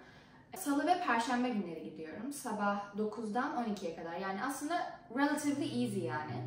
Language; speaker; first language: Turkish; early bilingual, heritage; Turkish